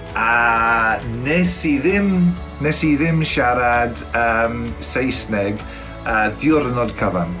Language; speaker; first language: Welsh; non-native, learner; English